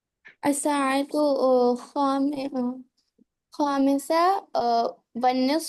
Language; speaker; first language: Arabic; non-native, learner; Urdu